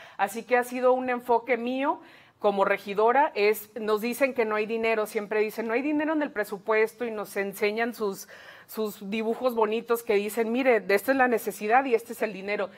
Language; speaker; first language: Spanish; early bilingual, heritage; Spanish